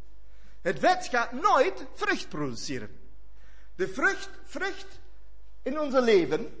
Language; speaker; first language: Dutch; non-native, fluent; German